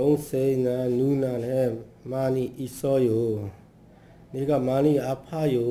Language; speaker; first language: Korean; non-native, learner; Burmese